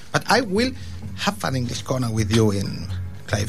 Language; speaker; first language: English; non-native, learner; Spanish